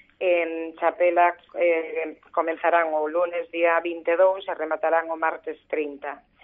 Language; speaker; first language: Galician; non-native, local second language; Spanish